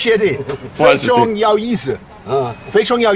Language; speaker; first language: Chinese; non-native, learner; English